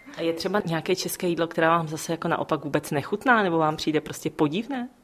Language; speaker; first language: Czech; native; Czech